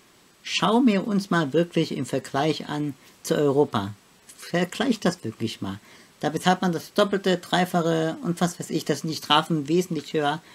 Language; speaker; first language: German; native; German